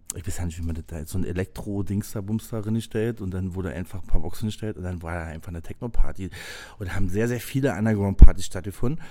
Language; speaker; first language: German; native; German